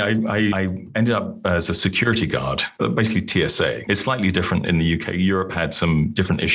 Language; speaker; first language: English; native; English